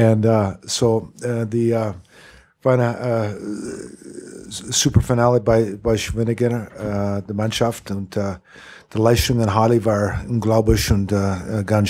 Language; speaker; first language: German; non-native, learner; English